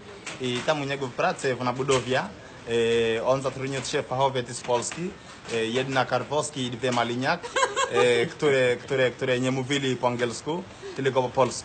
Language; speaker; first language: Polish; non-native, learner; Swahili